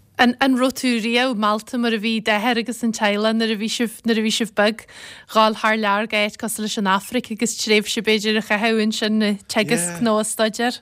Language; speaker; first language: Irish; native; Irish